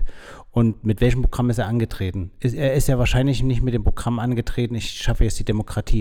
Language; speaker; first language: German; native; German